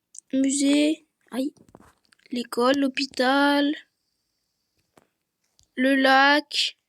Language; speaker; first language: French; native; French